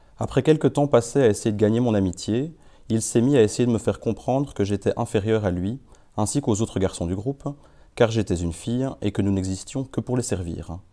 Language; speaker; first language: French; native; French